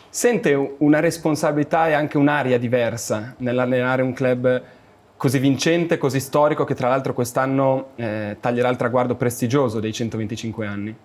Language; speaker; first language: Italian; native; Italian